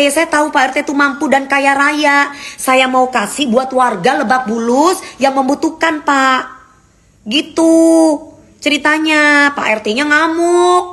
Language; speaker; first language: Indonesian; native; Indonesian